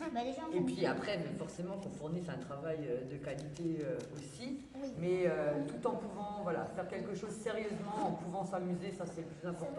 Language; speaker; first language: French; native; French